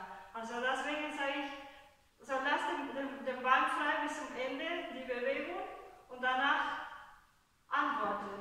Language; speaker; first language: German; non-native, fluent; Spanish